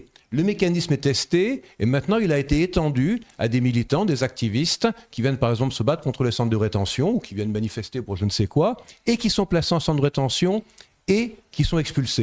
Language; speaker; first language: French; native; French